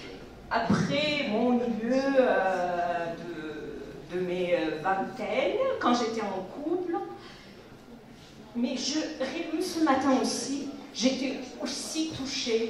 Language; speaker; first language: French; non-native, fluent; Azerbaijani